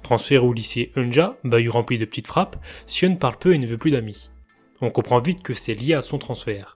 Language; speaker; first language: French; native; French